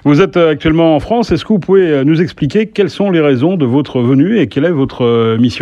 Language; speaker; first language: French; native; French